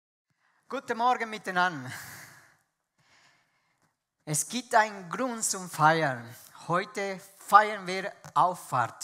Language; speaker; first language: German; non-native, fluent; Spanish